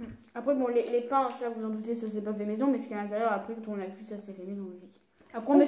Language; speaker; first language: French; native; French